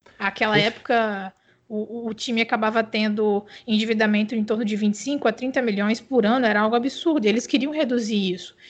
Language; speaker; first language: Portuguese; native; Portuguese